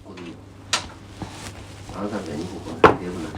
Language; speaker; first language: Japanese; native; Japanese